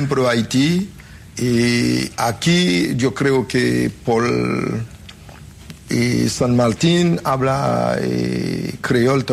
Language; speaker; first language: Spanish; non-native, fluent; Haitian Creole